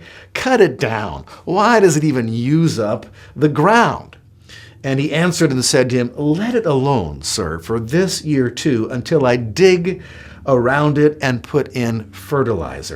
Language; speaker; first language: English; native; English